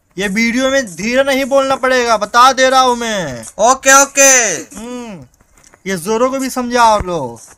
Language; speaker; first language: Hindi; native; Hindi